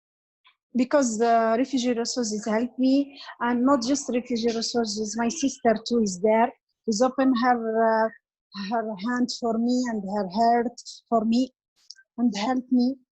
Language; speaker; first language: English; non-native, learner; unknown